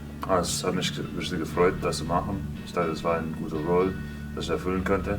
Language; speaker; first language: German; early bilingual, heritage; English